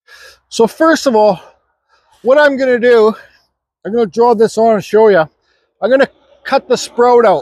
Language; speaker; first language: English; native; English